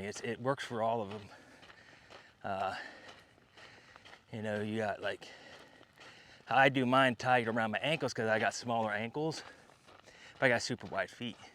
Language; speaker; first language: English; native; English